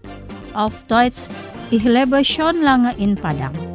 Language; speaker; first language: German; non-native, fluent; Indonesian